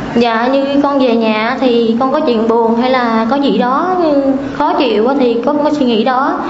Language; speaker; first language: Vietnamese; native; Vietnamese